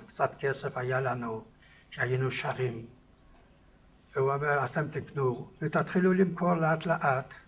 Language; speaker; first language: Hebrew; non-native, fluent; Yiddish